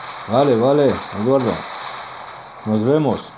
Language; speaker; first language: Spanish; non-native, learner; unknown